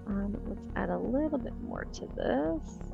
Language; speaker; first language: English; native; English